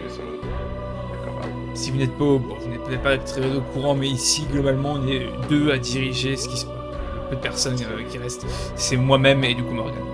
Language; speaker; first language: French; native; French